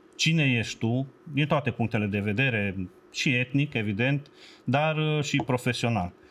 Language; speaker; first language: Romanian; non-native, local second language; Serbian